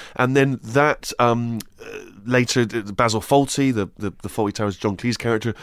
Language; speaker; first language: English; native; English